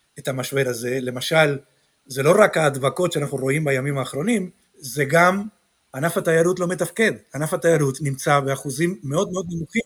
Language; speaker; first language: Hebrew; non-native, fluent; Spanish